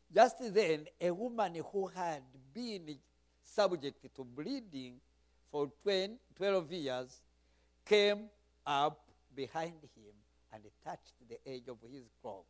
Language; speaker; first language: English; non-native, local second language; Kinyarwanda